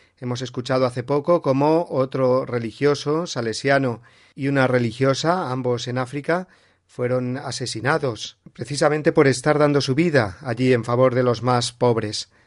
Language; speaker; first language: Spanish; native; Spanish